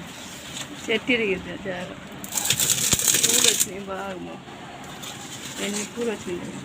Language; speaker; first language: Telugu; native; Telugu